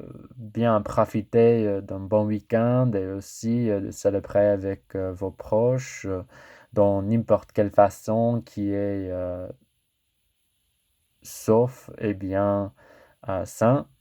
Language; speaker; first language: French; non-native, learner; English